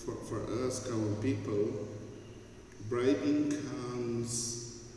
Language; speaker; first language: English; non-native, fluent; Portuguese